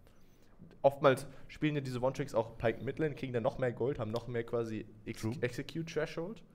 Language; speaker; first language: German; native; German